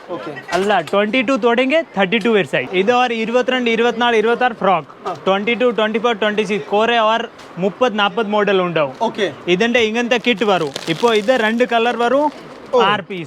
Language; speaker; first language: Malayalam; non-native, local second language; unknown